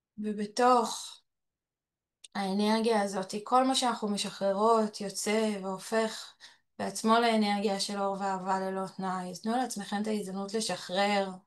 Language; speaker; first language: Hebrew; early bilingual, other home language; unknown